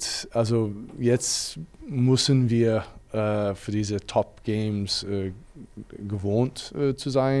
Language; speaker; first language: German; non-native, fluent; English